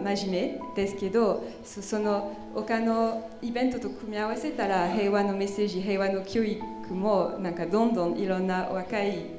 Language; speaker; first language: Japanese; non-native, fluent; French